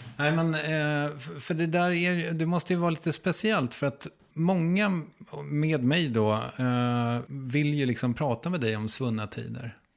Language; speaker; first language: Swedish; native; Swedish